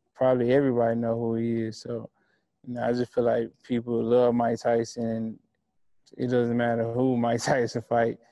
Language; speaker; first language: English; native; English